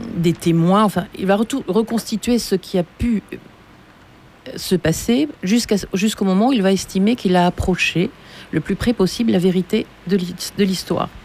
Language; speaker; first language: French; native; French